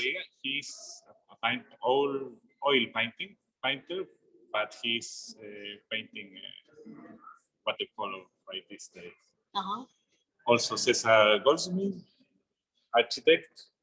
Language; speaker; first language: English; non-native, learner; Spanish